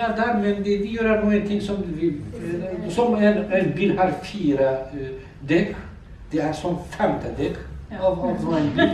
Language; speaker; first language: Norwegian; non-native, learner; Azerbaijani